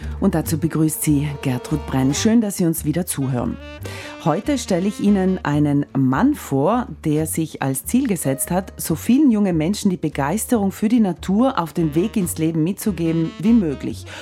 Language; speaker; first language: German; native; German